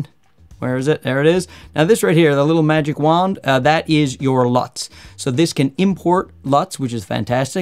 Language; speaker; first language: English; native; English